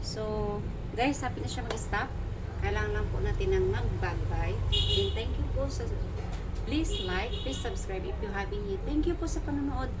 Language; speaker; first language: Filipino; non-native, local second language; Cebuano